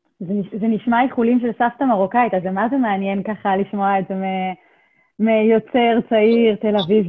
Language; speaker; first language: Hebrew; native; Hebrew